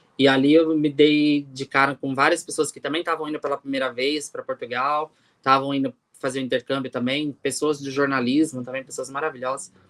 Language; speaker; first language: Portuguese; native; Portuguese